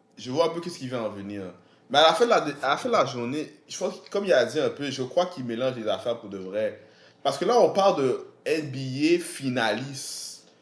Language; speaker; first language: French; native; French